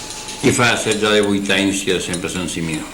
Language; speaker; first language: Catalan; native; Catalan